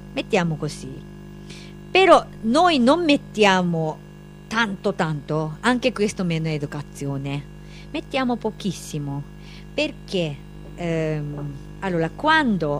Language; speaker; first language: Italian; non-native, learner; Japanese